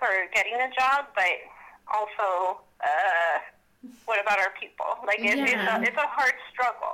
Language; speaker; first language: English; native; English